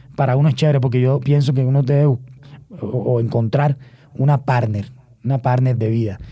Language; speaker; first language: Spanish; native; Spanish